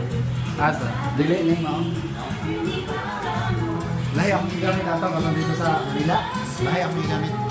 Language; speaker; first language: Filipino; non-native, local second language; Cebuano